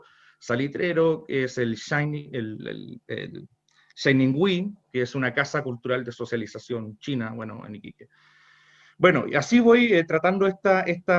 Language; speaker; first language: Spanish; native; Spanish